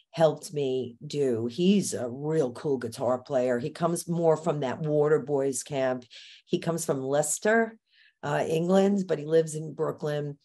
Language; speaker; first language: English; native; English